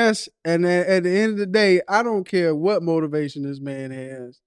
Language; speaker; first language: English; native; English